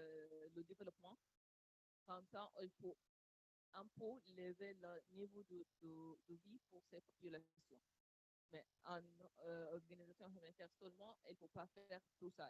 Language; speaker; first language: French; non-native, learner; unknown